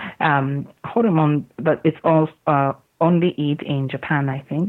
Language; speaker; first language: English; non-native, fluent; Japanese